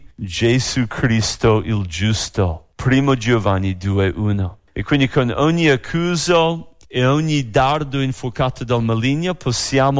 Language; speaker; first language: Italian; non-native, fluent; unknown